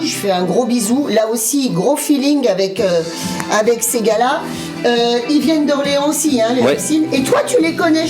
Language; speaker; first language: French; native; French